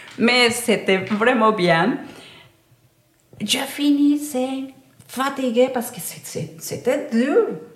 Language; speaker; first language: French; non-native, learner; Spanish